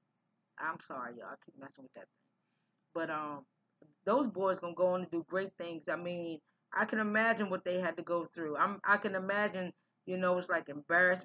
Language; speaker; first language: English; native; English